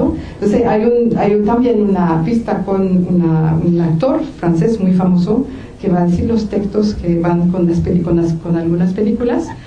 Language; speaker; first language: Spanish; non-native, fluent; French